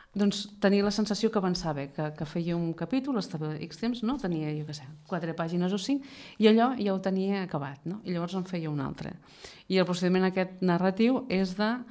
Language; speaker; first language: Catalan; native; Catalan